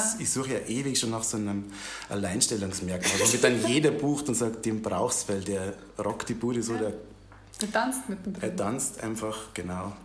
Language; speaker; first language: German; native; German